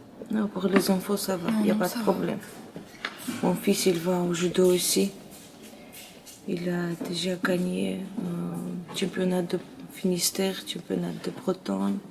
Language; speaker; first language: French; non-native, learner; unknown